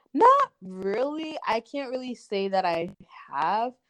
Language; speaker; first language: English; native; English